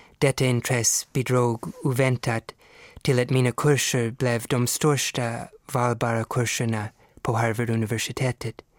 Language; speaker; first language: Swedish; non-native, fluent; English